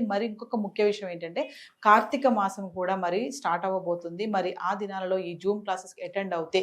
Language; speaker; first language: Telugu; native; Telugu